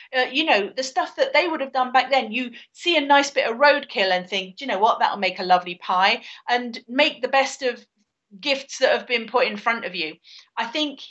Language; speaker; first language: English; native; English